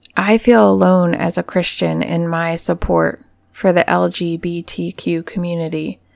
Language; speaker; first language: English; native; English